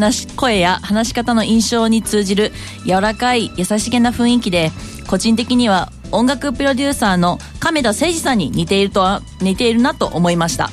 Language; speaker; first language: Japanese; native; Japanese